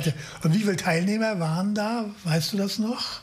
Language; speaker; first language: German; native; German